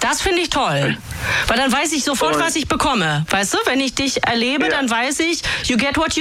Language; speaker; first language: German; native; German